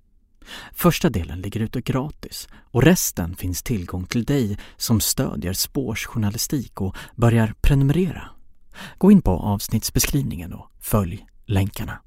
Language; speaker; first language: Swedish; native; Swedish